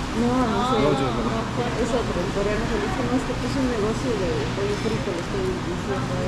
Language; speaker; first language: Spanish; native; Spanish